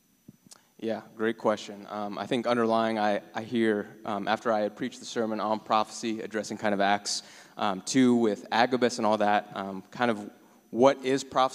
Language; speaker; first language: English; native; English